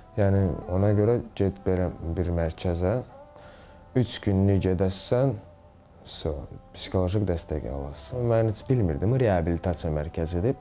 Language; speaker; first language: Azerbaijani; early bilingual, heritage; Azerbaijani